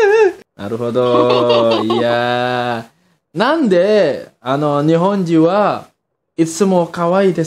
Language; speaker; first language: Japanese; non-native, learner; Indonesian